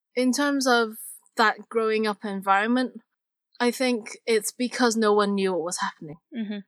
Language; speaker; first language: English; non-native, local second language; Cantonese